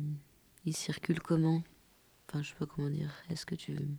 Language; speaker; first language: French; native; French